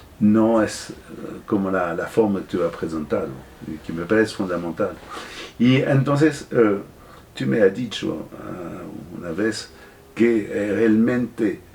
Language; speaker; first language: Spanish; non-native, fluent; French